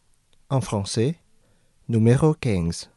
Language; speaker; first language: French; non-native, fluent; Indonesian